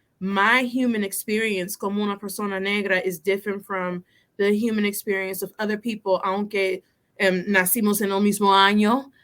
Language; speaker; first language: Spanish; non-native, fluent; English